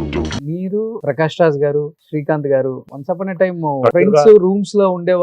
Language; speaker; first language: Telugu; native; Telugu